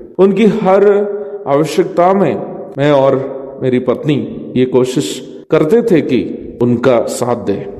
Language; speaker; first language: Hindi; non-native, local second language; Malayalam